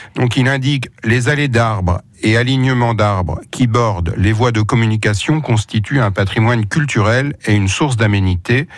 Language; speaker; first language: French; native; French